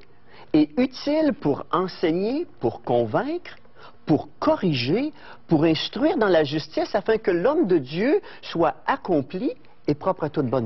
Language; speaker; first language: French; native; French